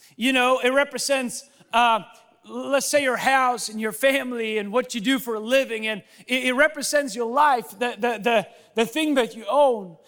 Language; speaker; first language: English; non-native, fluent; Swedish